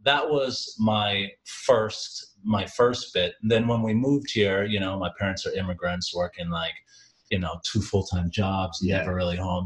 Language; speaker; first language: English; early bilingual, other home language; Jamaican Creole English